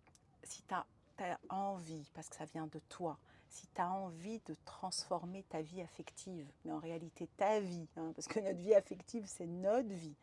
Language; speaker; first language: French; native; French